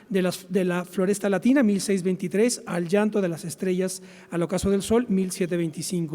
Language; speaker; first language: Spanish; native; Spanish